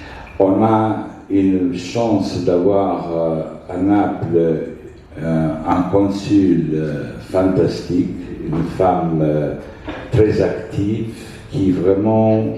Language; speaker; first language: French; non-native, fluent; Italian